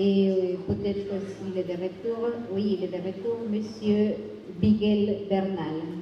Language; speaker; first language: French; non-native, fluent; Spanish